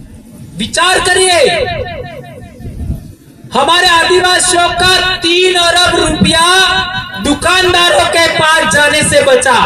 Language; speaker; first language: Hindi; non-native, local second language; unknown